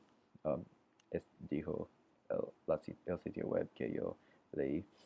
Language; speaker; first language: Spanish; non-native, learner; English